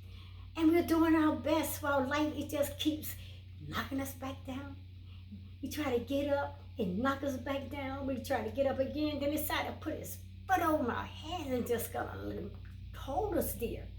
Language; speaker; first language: English; native; English